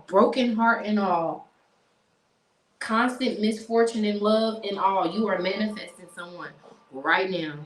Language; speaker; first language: English; native; English